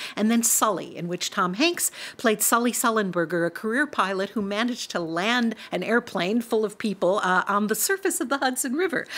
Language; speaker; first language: English; native; English